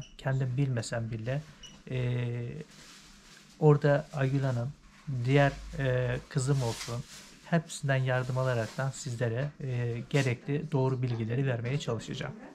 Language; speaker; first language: Turkish; native; Turkish